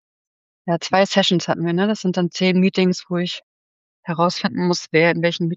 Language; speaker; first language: German; native; German